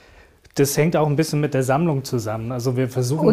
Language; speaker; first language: German; non-native, fluent; English